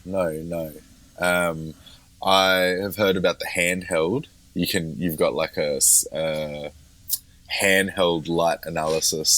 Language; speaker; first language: English; native; English